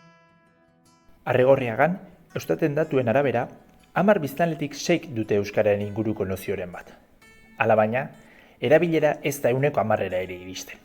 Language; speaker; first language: Basque; native; Basque